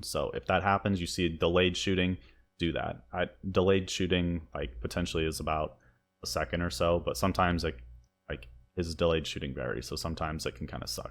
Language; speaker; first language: English; native; English